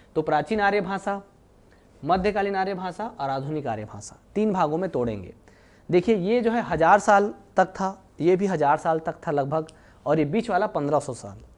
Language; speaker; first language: Hindi; native; Hindi